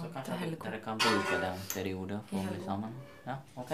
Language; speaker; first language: Norwegian; non-native, fluent; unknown